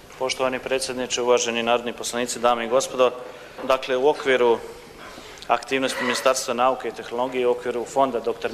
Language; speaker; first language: Croatian; native; Croatian